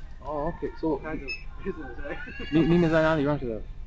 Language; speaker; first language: Chinese; non-native, fluent; English